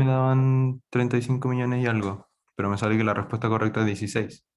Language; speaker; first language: Spanish; native; Spanish